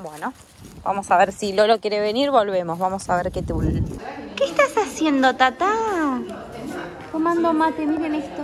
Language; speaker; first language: Spanish; native; Spanish